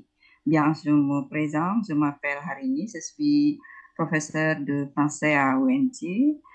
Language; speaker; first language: French; non-native, fluent; Indonesian